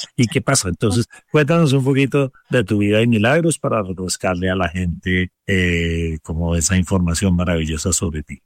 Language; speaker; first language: Spanish; native; Spanish